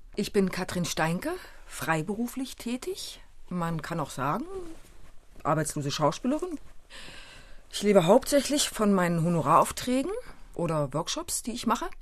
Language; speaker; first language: German; native; German